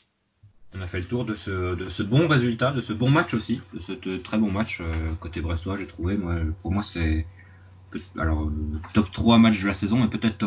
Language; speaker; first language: French; native; French